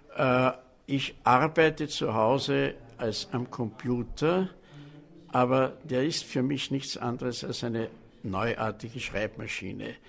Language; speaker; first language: German; native; German